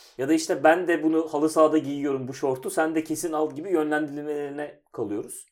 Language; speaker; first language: Turkish; native; Turkish